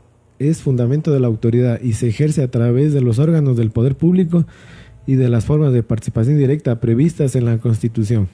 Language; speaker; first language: Spanish; native; Spanish